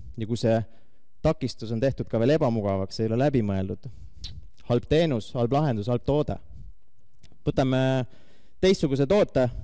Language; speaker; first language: Estonian; native; Estonian